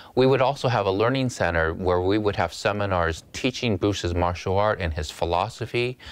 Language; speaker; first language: English; native; English